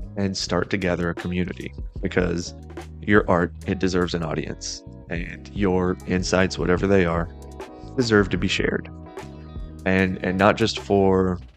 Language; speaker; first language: English; native; English